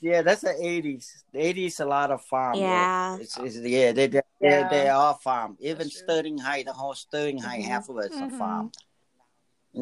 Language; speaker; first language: English; early bilingual, other home language; Lao